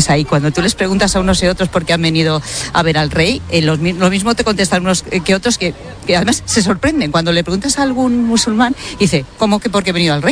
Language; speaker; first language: Spanish; native; Spanish